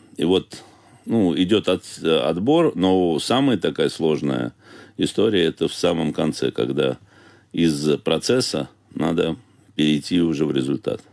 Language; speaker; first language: Russian; native; Russian